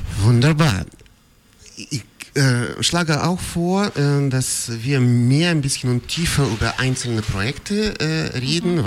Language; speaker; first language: German; non-native, fluent; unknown